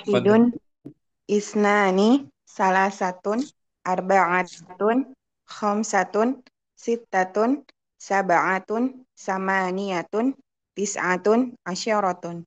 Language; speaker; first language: Arabic; non-native, learner; Indonesian